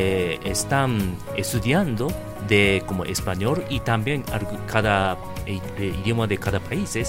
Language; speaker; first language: Spanish; non-native, learner; Japanese